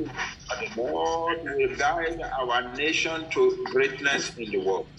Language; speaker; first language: English; non-native, local second language; Yoruba